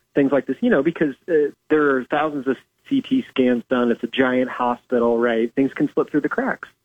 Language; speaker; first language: English; native; English